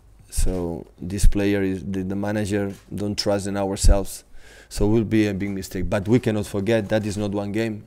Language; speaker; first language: English; non-native, fluent; Catalan